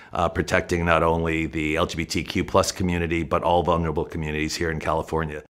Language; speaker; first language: English; native; English